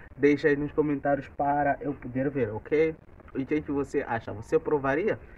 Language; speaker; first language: Portuguese; non-native, local second language; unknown